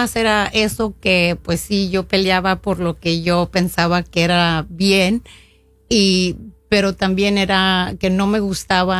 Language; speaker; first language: Spanish; early bilingual, heritage; Spanish